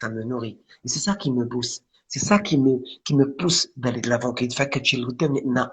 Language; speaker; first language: French; non-native, local second language; Arabic